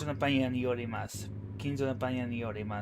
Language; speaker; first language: Japanese; non-native, learner; English